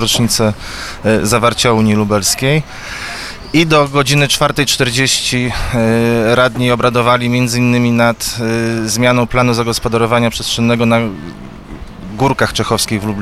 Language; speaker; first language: Polish; native; Polish